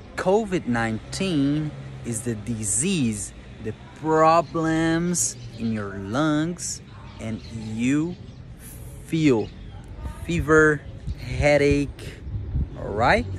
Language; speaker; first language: English; non-native, fluent; Portuguese